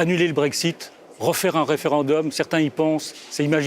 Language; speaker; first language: French; native; French